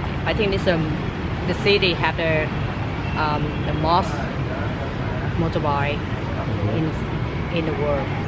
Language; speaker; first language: English; non-native, fluent; Vietnamese